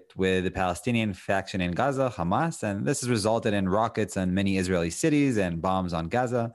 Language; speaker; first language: English; non-native, fluent; Hebrew